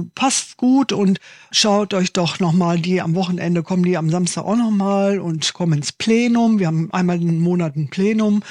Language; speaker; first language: German; native; German